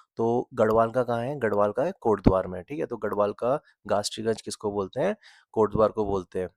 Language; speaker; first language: Hindi; native; Hindi